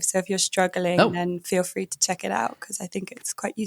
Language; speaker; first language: English; native; English